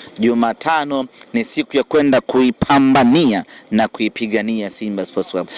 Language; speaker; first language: Swahili; native; Swahili